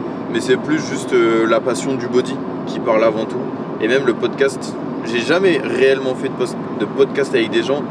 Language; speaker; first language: French; native; French